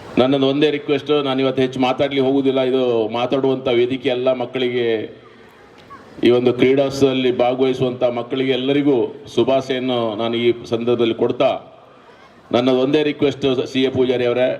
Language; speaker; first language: Kannada; native; Kannada